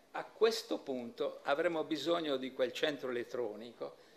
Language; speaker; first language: Italian; native; Italian